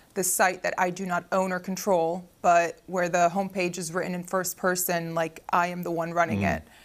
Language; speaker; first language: English; early bilingual, other home language; Arabic